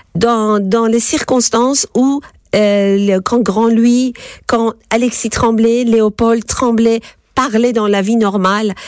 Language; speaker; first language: French; non-native, fluent; Persian